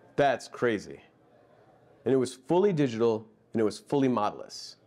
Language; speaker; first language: English; native; English